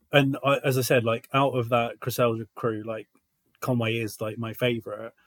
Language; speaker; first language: English; native; English